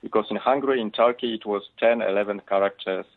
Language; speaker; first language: English; non-native, fluent; Polish